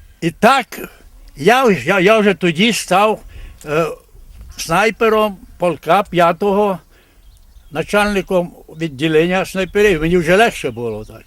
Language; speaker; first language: Ukrainian; native; Ukrainian